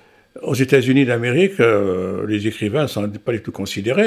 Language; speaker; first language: French; non-native, local second language; Arabic